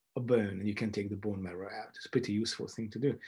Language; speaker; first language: English; non-native, fluent; Hungarian